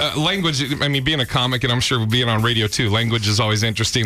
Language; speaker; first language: English; native; English